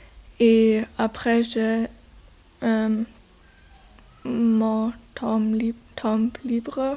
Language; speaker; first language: French; non-native, learner; German